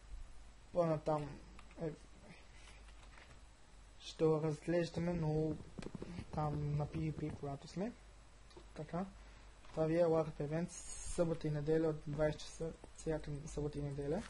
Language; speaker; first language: Bulgarian; native; Bulgarian